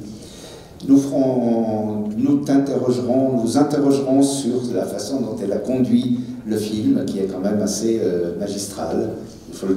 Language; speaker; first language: French; native; French